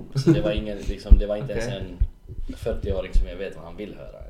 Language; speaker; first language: Swedish; early bilingual, other home language; Arabic